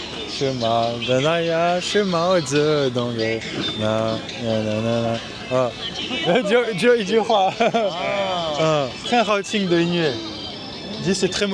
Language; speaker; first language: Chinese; non-native, learner; French